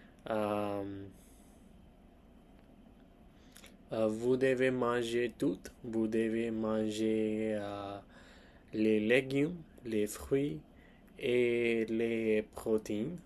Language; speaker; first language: French; non-native, learner; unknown